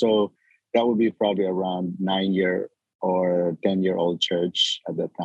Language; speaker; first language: English; non-native, local second language; Cebuano